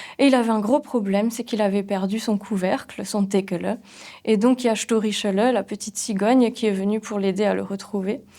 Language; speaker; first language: French; non-native, local second language; Swiss German